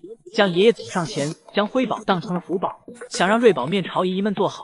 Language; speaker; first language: Chinese; native; Chinese